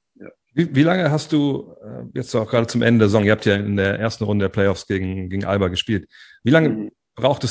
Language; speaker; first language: German; native; German